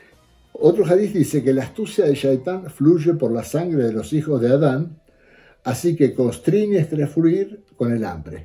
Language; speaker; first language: Spanish; native; Spanish